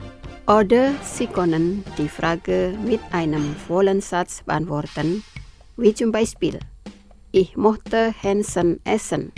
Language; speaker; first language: German; non-native, fluent; Indonesian